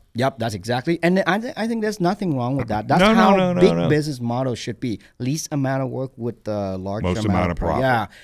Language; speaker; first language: English; non-native, fluent; Vietnamese